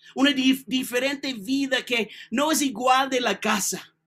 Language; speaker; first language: Spanish; non-native, learner; English